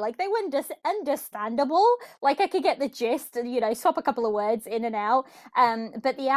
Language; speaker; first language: English; early bilingual, other home language; Portuguese